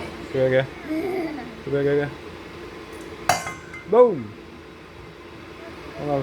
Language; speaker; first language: French; native; French